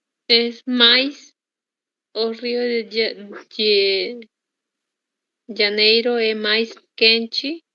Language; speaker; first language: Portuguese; non-native, learner; Spanish